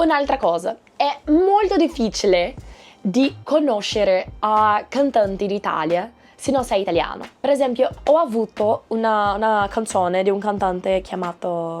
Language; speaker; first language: Italian; non-native, learner; Portuguese